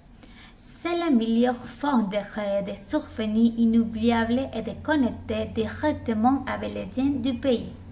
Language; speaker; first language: French; non-native, learner; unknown